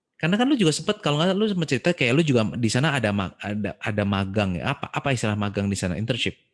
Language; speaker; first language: Indonesian; native; Indonesian